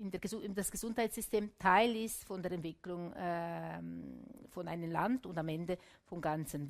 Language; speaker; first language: German; non-native, local second language; Italian